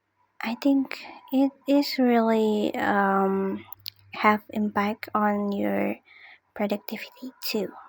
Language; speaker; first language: English; non-native, learner; Indonesian